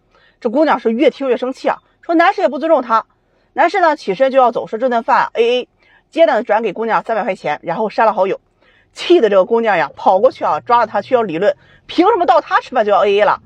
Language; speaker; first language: Chinese; native; Chinese